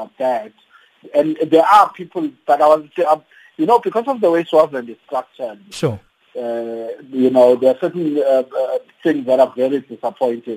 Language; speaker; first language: English; non-native, local second language; Swati